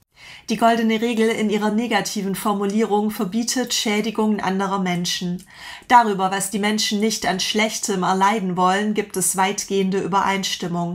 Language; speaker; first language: German; native; German